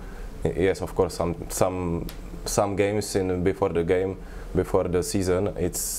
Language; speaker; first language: English; non-native, learner; Czech